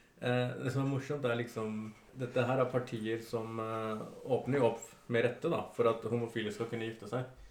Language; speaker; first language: Norwegian; early bilingual, other home language; Urdu